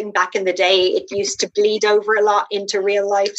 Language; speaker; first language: English; native; English